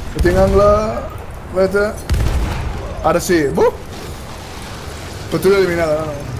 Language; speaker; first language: Catalan; native; Catalan